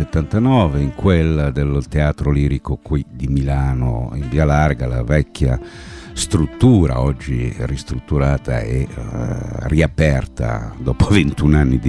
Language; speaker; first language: Italian; native; Italian